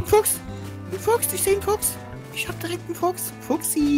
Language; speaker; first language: German; native; German